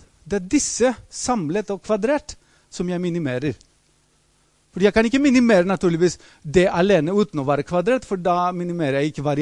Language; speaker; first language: Norwegian; non-native, fluent; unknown